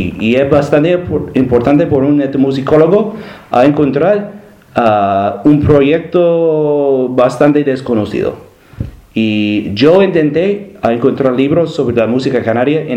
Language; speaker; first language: Spanish; non-native, learner; English